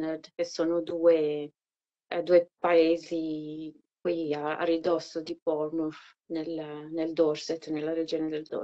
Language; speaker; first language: Italian; early bilingual, heritage; English